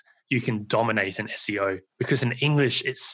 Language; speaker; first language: English; native; English